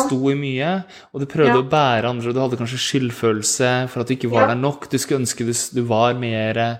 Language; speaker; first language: Norwegian; native; Norwegian